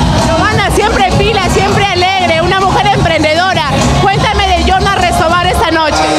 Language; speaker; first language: Spanish; native; Spanish